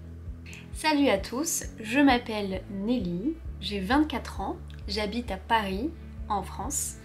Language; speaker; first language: French; native; French